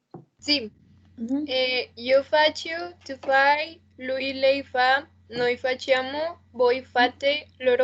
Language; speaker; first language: Italian; non-native, learner; Spanish